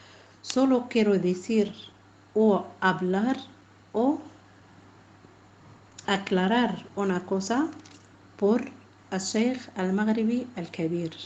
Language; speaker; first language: Spanish; non-native, fluent; Arabic